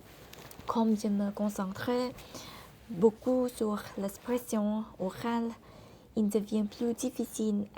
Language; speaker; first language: French; non-native, learner; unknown